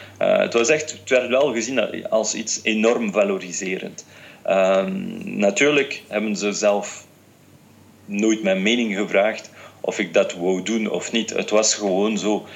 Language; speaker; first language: Dutch; non-native, fluent; French